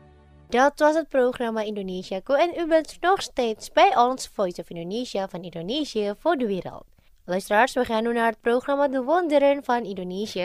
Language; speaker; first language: Dutch; non-native, fluent; Indonesian